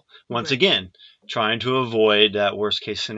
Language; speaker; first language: English; native; English